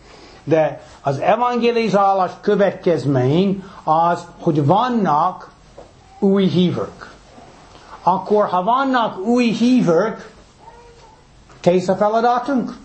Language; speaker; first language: Hungarian; non-native, fluent; English